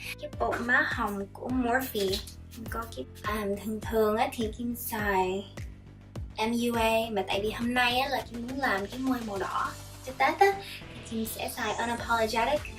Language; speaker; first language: Vietnamese; early bilingual, heritage; Vietnamese